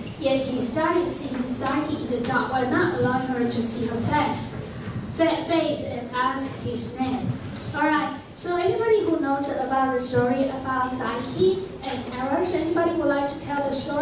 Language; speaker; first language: English; non-native, fluent; Chinese